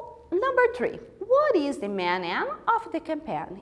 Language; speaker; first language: English; non-native, fluent; Portuguese